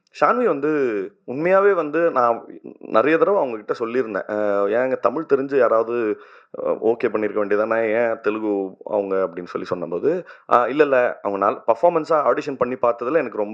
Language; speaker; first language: Tamil; native; Tamil